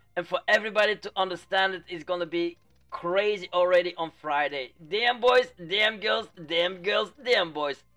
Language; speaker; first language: English; non-native, fluent; Dutch